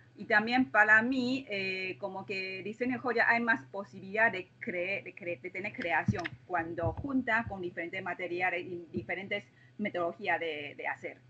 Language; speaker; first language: Spanish; non-native, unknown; Chinese